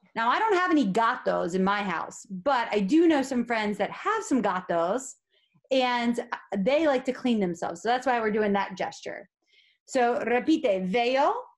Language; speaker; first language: English; native; English